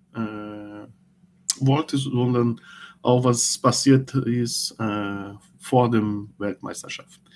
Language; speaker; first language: German; non-native, learner; Portuguese